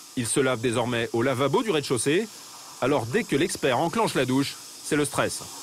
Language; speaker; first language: French; native; French